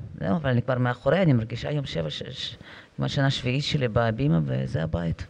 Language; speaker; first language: Hebrew; non-native, fluent; Russian